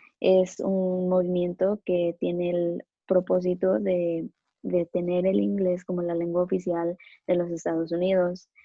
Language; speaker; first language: Spanish; early bilingual, other home language; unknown